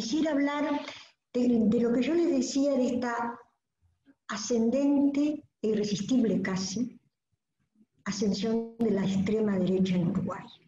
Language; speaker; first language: Spanish; native; Spanish